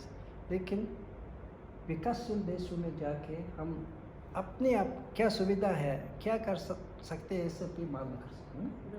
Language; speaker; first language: Hindi; non-native, fluent; Mongolian